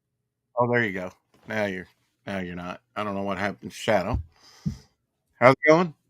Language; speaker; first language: English; native; English